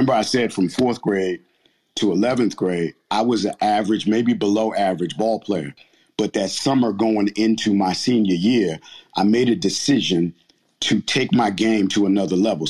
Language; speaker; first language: English; native; English